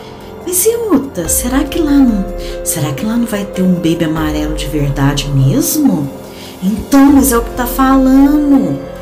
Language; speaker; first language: Portuguese; native; Portuguese